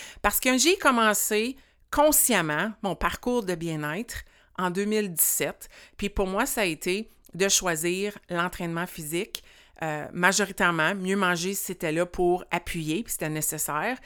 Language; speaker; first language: French; native; French